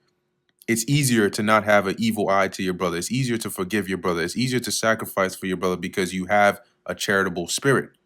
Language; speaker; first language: English; native; English